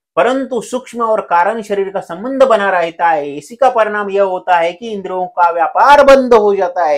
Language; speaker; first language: Hindi; non-native, local second language; Marathi